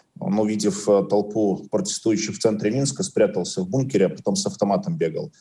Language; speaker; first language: Russian; native; Russian